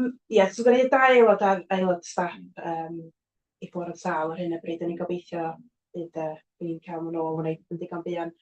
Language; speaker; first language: Welsh; native; Welsh